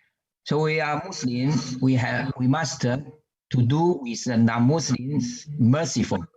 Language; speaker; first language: English; non-native, learner; Chinese